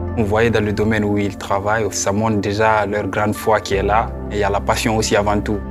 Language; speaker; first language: French; non-native, local second language; Fula